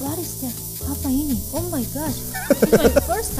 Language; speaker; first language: English; non-native, learner; Korean